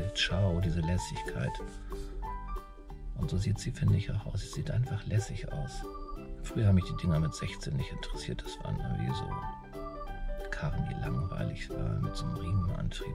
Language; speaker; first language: German; native; German